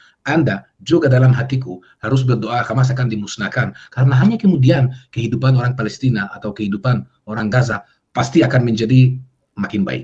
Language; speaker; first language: Indonesian; non-native, fluent; Hebrew